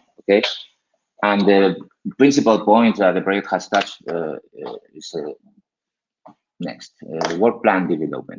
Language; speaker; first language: English; non-native, learner; Spanish